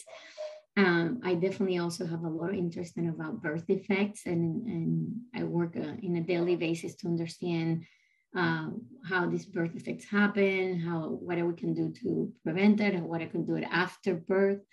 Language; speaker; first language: English; non-native, fluent; Spanish